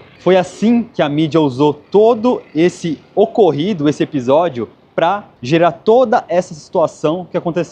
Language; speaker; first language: Portuguese; native; Portuguese